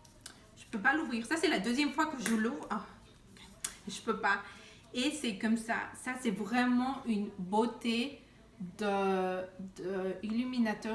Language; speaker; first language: French; non-native, fluent; Spanish